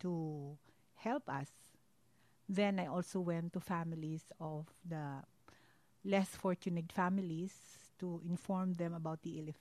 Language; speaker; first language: English; non-native, local second language; Hiligaynon